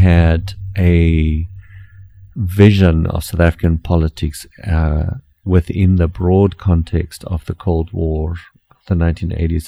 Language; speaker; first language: English; non-native, local second language; Afrikaans